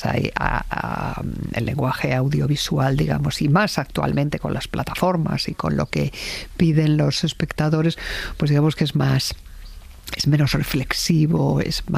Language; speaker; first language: Spanish; native; Spanish